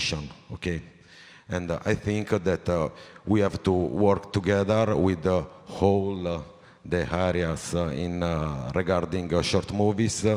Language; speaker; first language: English; non-native, learner; Italian